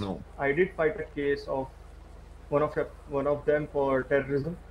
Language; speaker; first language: English; non-native, local second language; Hindi